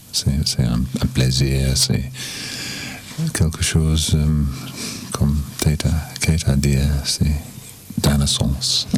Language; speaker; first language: French; non-native, learner; English